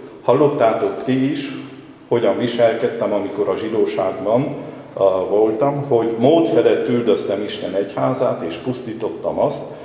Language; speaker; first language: Hungarian; native; Hungarian